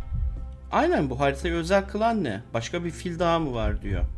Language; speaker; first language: Turkish; native; Turkish